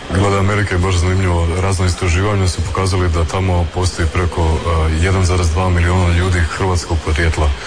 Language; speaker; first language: Croatian; early bilingual, heritage; Croatian